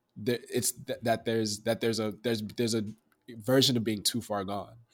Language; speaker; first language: English; native; English